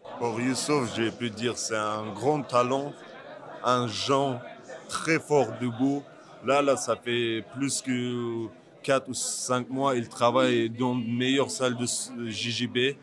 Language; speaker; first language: French; non-native, learner; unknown